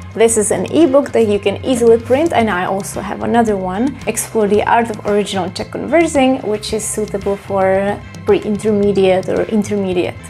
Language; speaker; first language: English; non-native, fluent; Czech